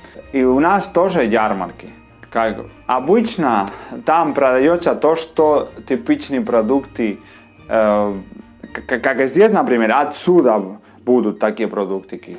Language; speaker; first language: Russian; non-native, learner; Spanish